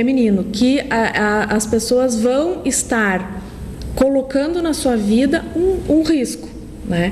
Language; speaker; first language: Portuguese; native; Portuguese